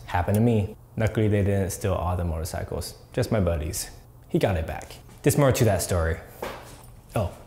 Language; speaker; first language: English; native; English